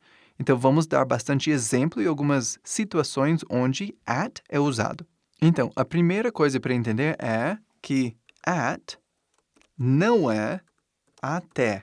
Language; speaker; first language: Portuguese; non-native, fluent; English